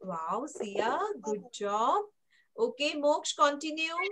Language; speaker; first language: English; non-native, local second language; Hindi